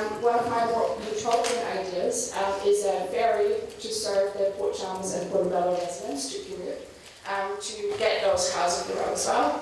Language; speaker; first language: English; non-native, fluent; German